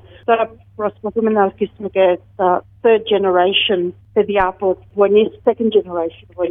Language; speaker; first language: Greek; early bilingual, heritage; Greek